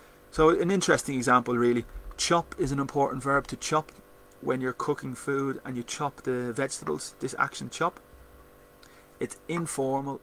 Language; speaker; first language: English; native; English